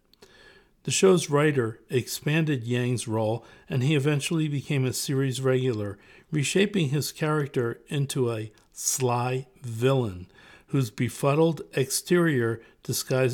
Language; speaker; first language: English; native; English